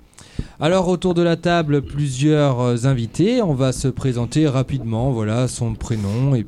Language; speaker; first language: French; native; French